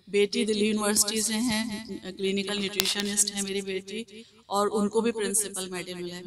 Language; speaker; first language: Hindi; native; Hindi